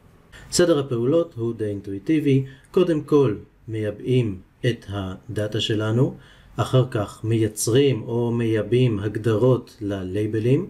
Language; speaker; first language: Hebrew; native; Hebrew